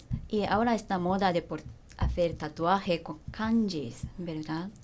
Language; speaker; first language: Spanish; non-native, learner; Japanese